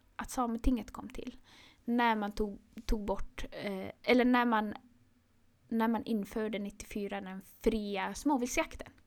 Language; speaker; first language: Swedish; non-native, local second language; Northern Sami